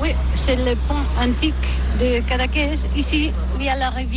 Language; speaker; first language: French; non-native, learner; Catalan